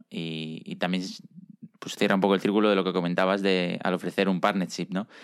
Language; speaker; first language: Spanish; native; Spanish